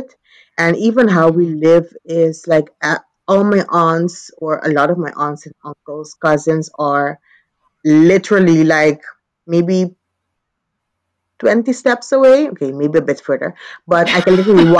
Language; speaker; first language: English; non-native, fluent; Papiamento